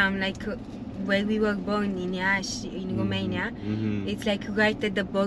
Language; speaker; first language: English; non-native, fluent; Romanian